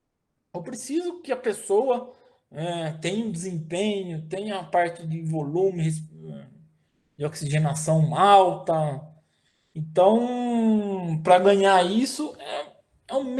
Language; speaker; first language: Portuguese; native; Portuguese